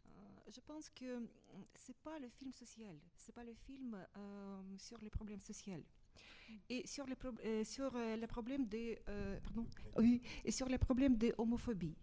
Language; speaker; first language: French; non-native, fluent; Russian